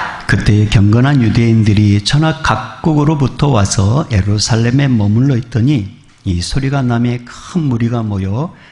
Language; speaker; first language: Korean; native; Korean